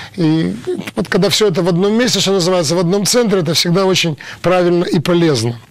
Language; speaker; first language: Russian; native; Russian